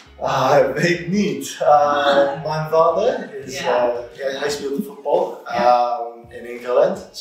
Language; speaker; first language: Dutch; non-native, learner; English